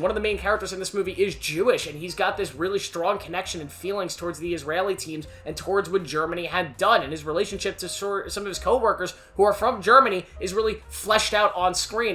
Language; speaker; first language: English; native; English